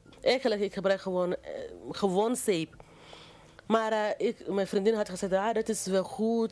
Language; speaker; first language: Dutch; non-native, fluent; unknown